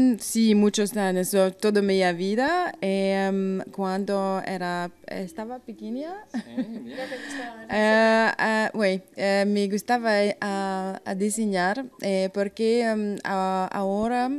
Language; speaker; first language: Spanish; non-native, learner; Italian